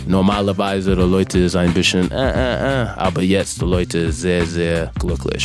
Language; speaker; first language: German; non-native, learner; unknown